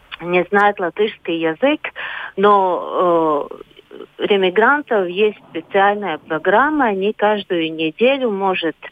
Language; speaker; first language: Russian; non-native, local second language; Latvian